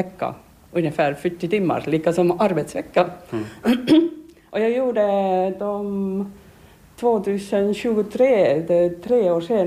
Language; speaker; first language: Swedish; non-native, learner; Finnish